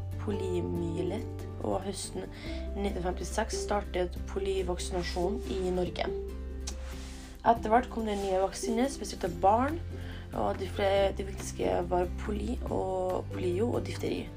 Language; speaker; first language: Norwegian; early bilingual, other home language; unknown